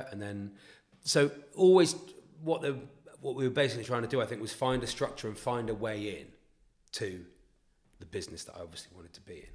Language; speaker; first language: English; native; English